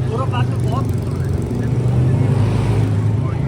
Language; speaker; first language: Hindi; non-native, learner; Bangla